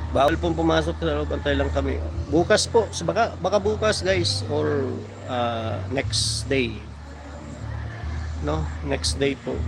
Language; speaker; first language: Filipino; native; Filipino